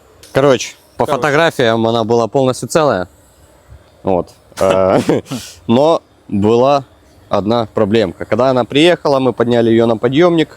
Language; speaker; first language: Russian; native; Russian